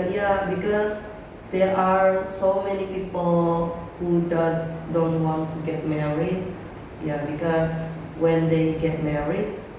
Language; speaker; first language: English; non-native, learner; Indonesian